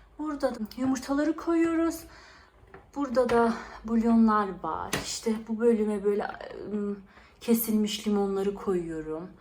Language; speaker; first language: Turkish; early bilingual, heritage; Turkish